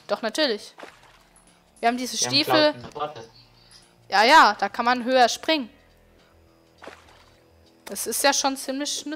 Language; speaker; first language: German; native; German